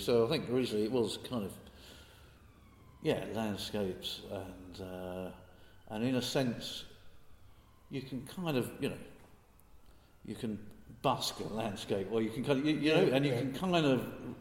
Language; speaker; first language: English; native; English